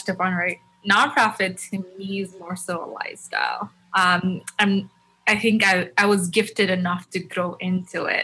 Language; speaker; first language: English; non-native, local second language; Tamil